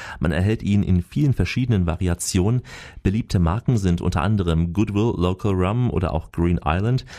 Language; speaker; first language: German; native; German